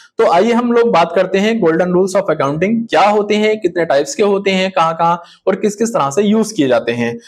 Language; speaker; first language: Hindi; native; Hindi